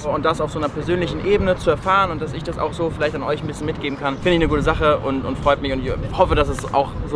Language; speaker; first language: German; native; German